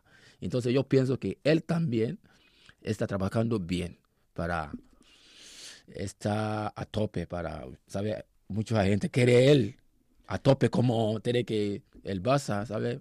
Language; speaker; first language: Spanish; non-native, learner; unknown